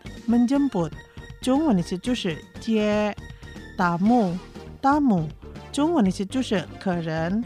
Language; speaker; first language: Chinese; non-native, learner; Indonesian